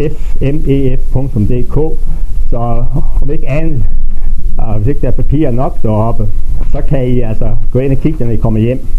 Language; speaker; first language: Danish; native; Danish